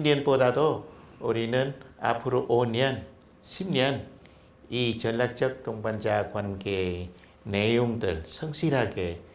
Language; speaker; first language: Korean; non-native, fluent; Vietnamese